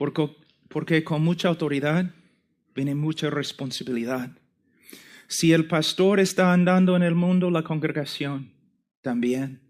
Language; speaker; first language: Spanish; non-native, fluent; English